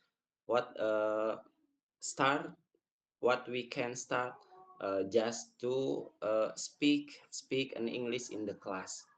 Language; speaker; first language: English; non-native, fluent; Indonesian